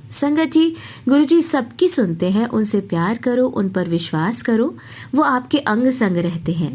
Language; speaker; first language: Hindi; native; Hindi